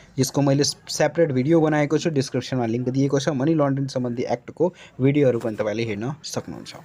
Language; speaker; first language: Nepali; native; Nepali